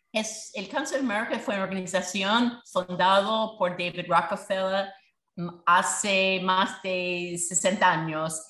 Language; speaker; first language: Spanish; non-native, fluent; English